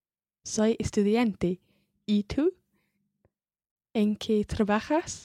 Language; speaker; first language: Spanish; non-native, learner; English